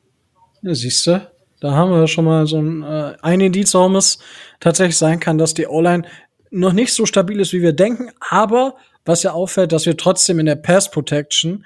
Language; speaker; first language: German; native; German